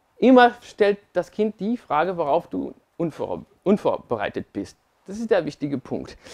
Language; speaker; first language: German; non-native, fluent; French